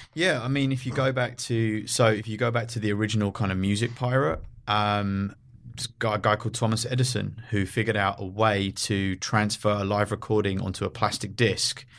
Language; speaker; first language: English; native; English